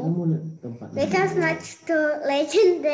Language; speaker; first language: English; non-native, learner; Indonesian